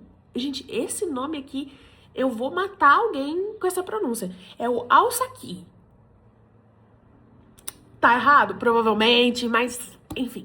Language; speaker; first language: Portuguese; native; Portuguese